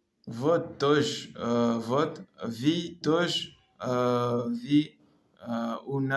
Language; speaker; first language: Russian; non-native, learner; French